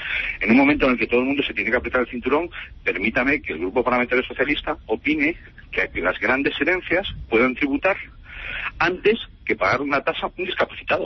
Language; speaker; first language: Spanish; native; Spanish